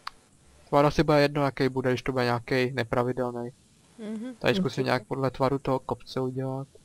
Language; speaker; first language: Czech; native; Czech